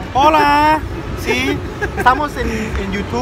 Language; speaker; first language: Spanish; non-native, learner; Thai